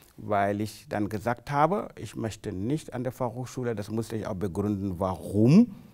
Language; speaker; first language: German; non-native, fluent; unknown